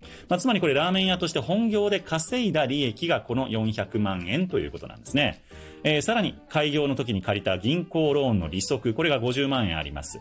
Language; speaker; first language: Japanese; native; Japanese